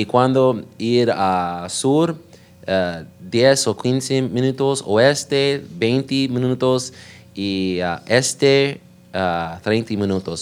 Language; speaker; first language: Spanish; non-native, learner; English